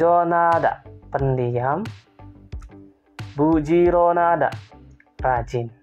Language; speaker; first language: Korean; non-native, fluent; Indonesian